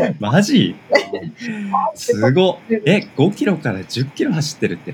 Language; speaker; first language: Japanese; native; Japanese